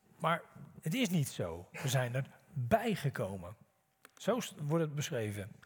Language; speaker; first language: Dutch; native; Dutch